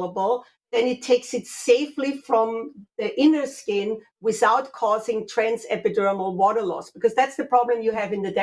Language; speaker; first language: English; non-native, fluent; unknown